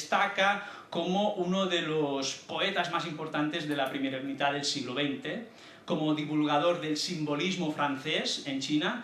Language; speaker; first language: Spanish; native; Spanish